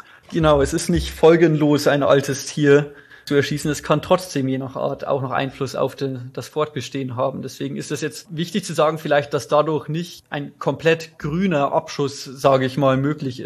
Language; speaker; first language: German; native; German